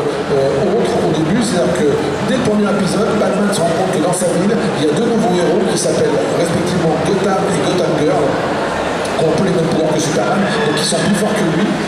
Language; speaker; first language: French; native; French